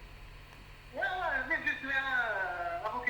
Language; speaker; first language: French; non-native, learner; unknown